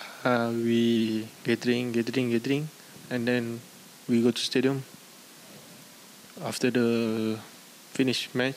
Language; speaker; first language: English; non-native, learner; Malay